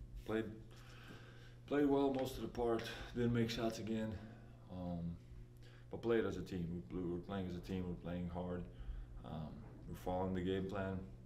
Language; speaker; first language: English; non-native, fluent; Latvian